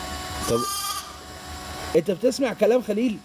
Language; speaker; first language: Arabic; native; Arabic